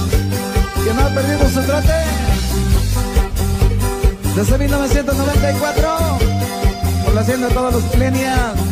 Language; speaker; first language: Spanish; native; Spanish